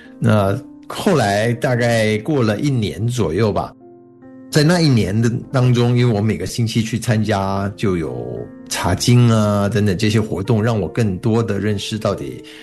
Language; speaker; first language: Chinese; native; Chinese